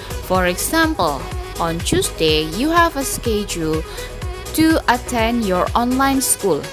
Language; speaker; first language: English; non-native, fluent; Indonesian